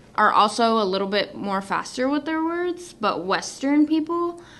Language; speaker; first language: English; native; English